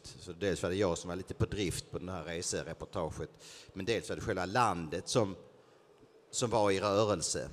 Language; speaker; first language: Swedish; native; Swedish